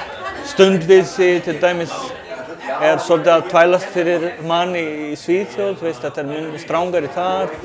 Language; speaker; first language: Icelandic; non-native, fluent; Portuguese